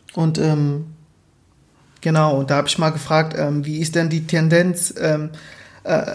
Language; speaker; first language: German; early bilingual, other home language; Portuguese